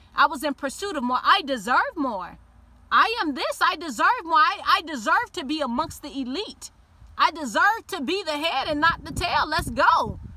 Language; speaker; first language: English; native; English